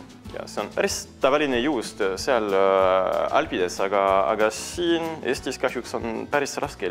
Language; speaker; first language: Estonian; non-native, fluent; French